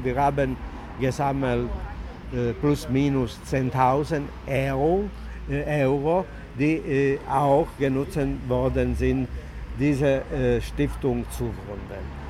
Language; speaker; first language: German; non-native, learner; Italian